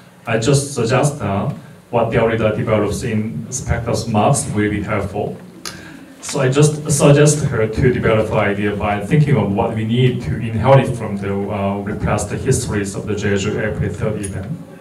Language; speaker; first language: English; non-native, fluent; Korean